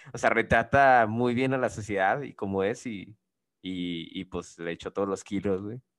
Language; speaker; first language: Spanish; native; Spanish